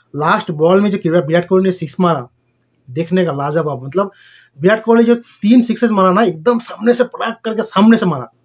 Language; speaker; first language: Hindi; non-native, local second language; Bangla